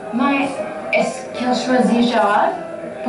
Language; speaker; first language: French; non-native, learner; English